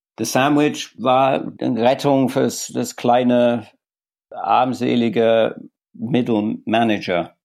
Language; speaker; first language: German; non-native, fluent; English